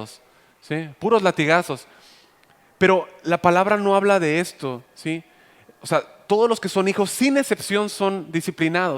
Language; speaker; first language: Spanish; native; Spanish